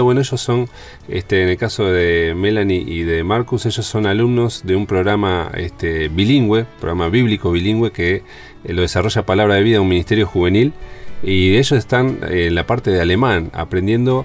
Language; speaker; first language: Spanish; native; Spanish